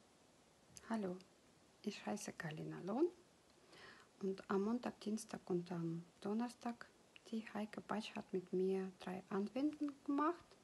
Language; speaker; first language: German; non-native, fluent; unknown